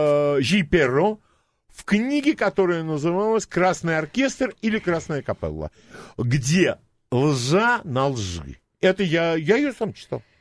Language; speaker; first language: Russian; native; Russian